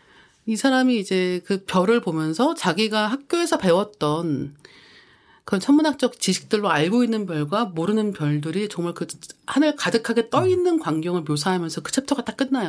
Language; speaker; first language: Korean; native; Korean